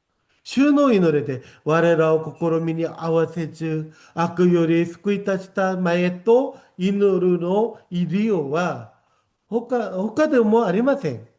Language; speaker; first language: Japanese; non-native, fluent; Korean